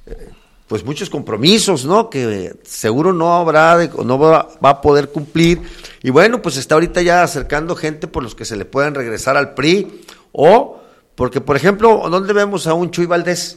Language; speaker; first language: Spanish; native; Spanish